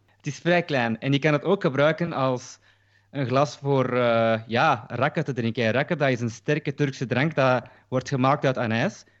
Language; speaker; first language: Dutch; early bilingual, other home language; Turkish